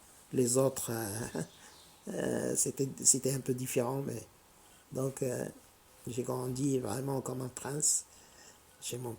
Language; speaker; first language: French; non-native, local second language; Arabic